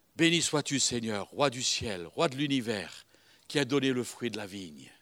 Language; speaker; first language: French; native; French